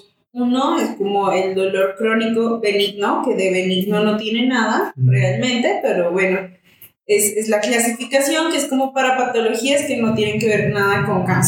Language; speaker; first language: Spanish; native; Spanish